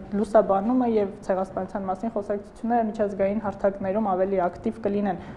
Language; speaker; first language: Armenian; native; Armenian